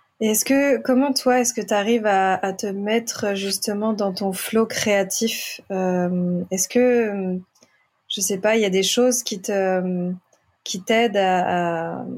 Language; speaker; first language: French; native; French